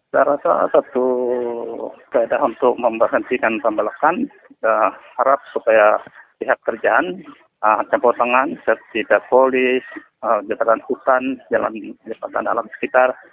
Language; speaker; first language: Malay; non-native, local second language; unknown